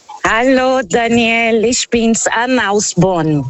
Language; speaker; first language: German; non-native, learner; Portuguese